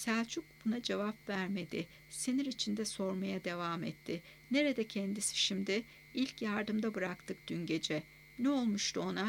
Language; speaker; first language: Turkish; native; Turkish